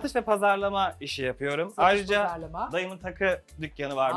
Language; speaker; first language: Turkish; native; Turkish